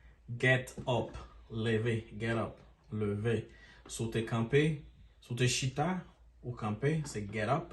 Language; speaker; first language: French; non-native, local second language; Haitian Creole